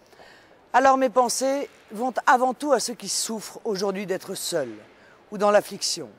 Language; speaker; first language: French; native; French